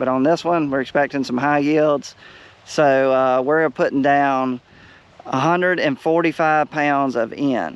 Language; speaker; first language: English; native; English